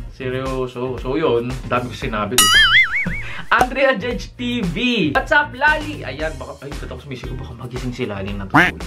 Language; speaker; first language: Filipino; native; Filipino